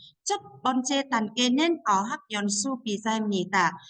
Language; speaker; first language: Korean; non-native, fluent; Vietnamese